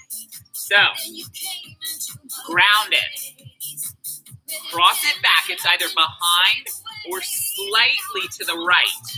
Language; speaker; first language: English; native; English